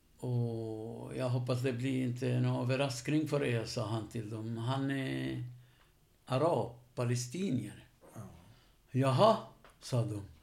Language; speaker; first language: Swedish; non-native, fluent; Arabic